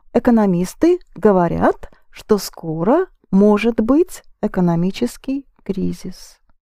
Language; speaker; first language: Russian; native; Russian